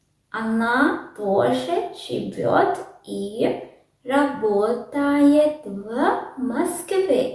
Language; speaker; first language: Russian; non-native, learner; Sinhala